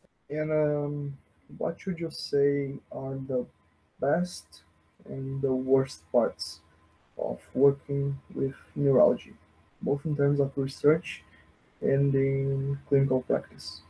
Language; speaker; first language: English; non-native, fluent; Portuguese